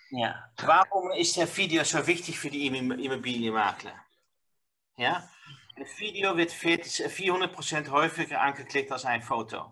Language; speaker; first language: German; non-native, learner; Dutch